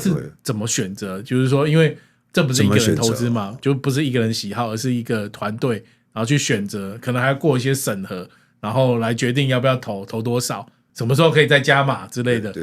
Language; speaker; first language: Chinese; native; Chinese